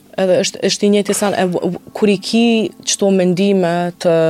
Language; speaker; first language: Albanian; early bilingual, heritage; Albanian